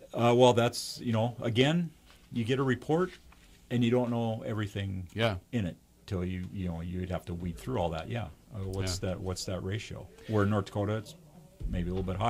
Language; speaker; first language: English; native; English